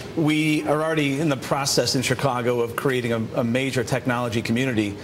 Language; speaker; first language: English; native; English